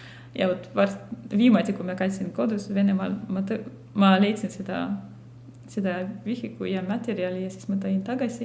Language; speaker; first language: Estonian; non-native, fluent; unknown